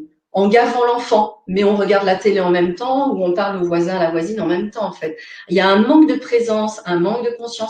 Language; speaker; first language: French; native; French